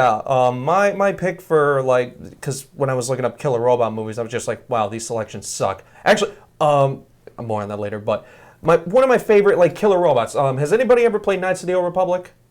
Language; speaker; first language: English; native; English